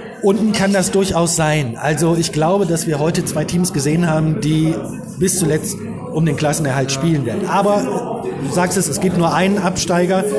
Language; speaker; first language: German; native; German